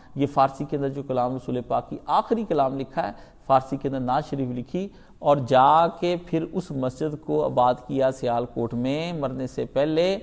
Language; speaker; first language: Urdu; non-native, local second language; Punjabi